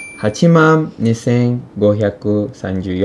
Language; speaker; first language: Japanese; non-native, fluent; Indonesian